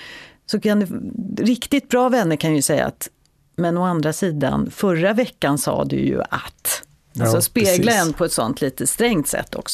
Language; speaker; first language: Swedish; native; Swedish